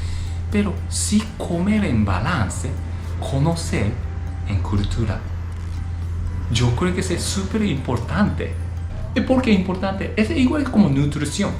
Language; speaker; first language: Spanish; non-native, learner; Japanese